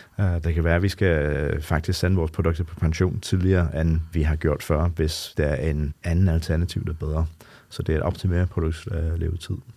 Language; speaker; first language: Danish; non-native, fluent; English